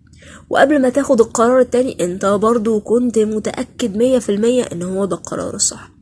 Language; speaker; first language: Arabic; native; Arabic